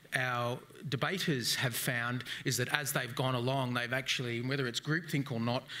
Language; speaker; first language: English; native; English